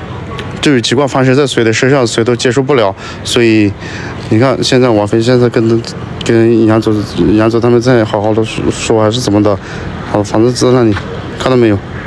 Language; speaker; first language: Chinese; native; Chinese